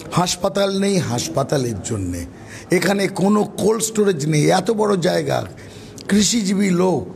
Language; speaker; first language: Bangla; native; Bangla